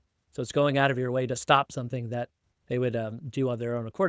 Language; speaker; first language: English; native; English